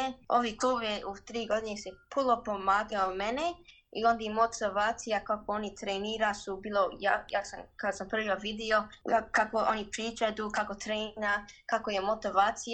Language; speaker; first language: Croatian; early bilingual, heritage; English